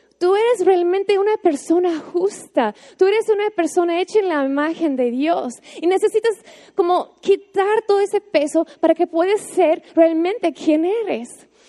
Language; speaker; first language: Spanish; non-native, fluent; English